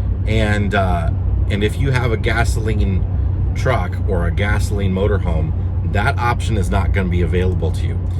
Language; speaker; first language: English; native; English